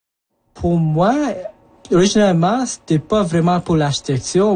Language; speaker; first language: French; early bilingual, other home language; Japanese